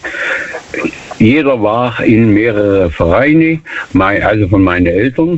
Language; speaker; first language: German; native; German